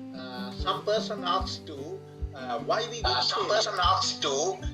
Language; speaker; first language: English; non-native, learner; Sinhala